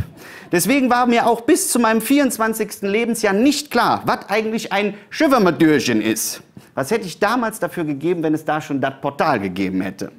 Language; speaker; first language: German; native; German